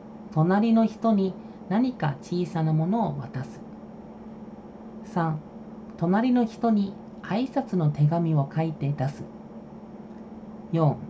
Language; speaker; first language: Japanese; non-native, fluent; Indonesian